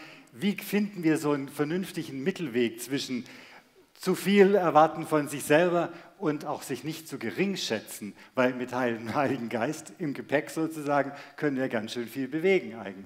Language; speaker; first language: German; native; German